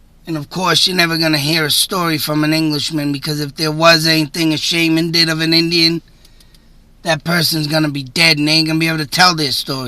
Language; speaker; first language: English; native; English